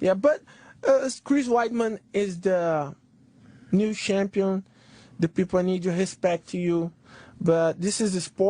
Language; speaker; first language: English; non-native, learner; Portuguese